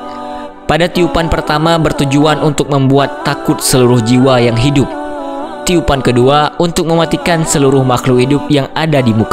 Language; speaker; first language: Indonesian; native; Indonesian